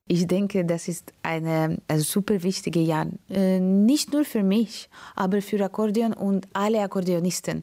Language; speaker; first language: German; non-native, learner; Latvian